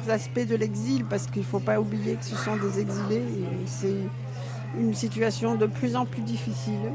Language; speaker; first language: French; native; French